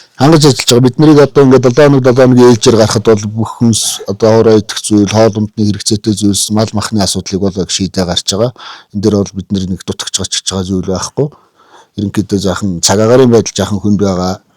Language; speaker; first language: Mongolian; native; Mongolian